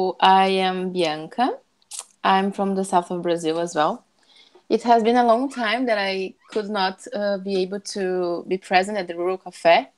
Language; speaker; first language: English; non-native, fluent; Portuguese